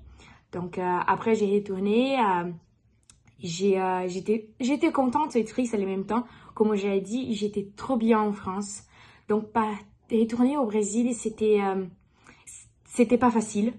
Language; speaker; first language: French; non-native, learner; Portuguese